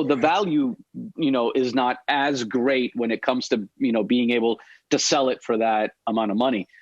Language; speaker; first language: English; native; English